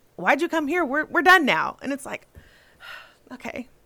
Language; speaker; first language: English; native; English